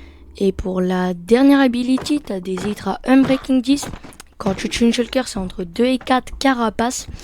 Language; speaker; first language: French; native; French